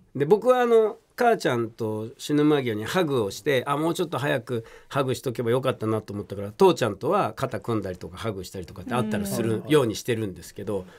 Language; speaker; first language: Japanese; native; Japanese